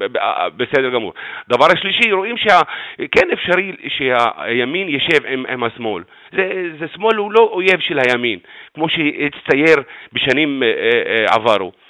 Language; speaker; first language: Hebrew; non-native, local second language; Arabic